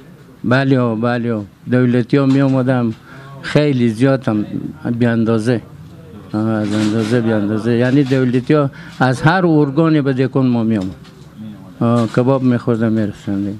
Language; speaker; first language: Persian; native; Persian